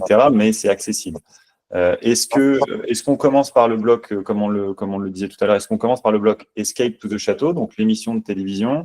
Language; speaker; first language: French; native; French